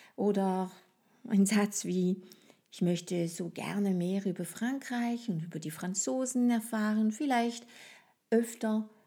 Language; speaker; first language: German; non-native, fluent; French